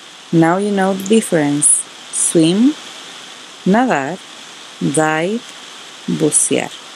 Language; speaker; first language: English; non-native, fluent; Spanish